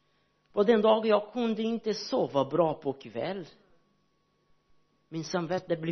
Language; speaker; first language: Swedish; non-native, learner; Portuguese